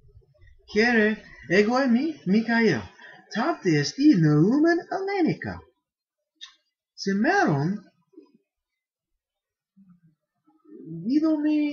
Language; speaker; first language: Greek; non-native, fluent; English